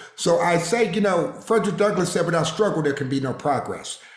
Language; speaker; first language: English; native; English